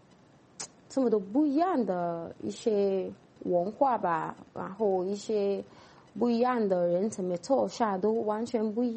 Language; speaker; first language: Chinese; non-native, fluent; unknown